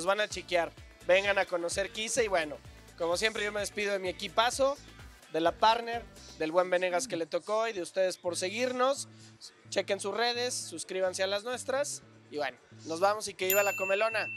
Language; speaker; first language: Spanish; native; Spanish